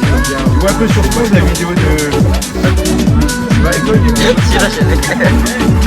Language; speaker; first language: French; native; French